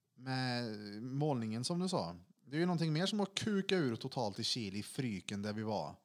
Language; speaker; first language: Swedish; native; Swedish